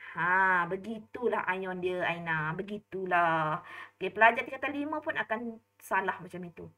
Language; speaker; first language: Malay; native; Malay